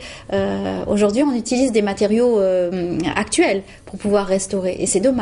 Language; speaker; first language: French; native; French